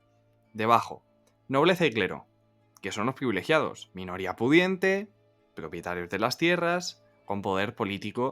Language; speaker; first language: Spanish; native; Spanish